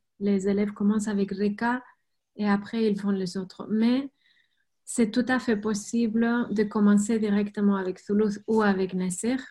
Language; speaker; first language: French; non-native, fluent; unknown